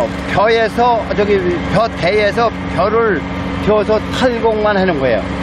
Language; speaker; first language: Korean; native; Korean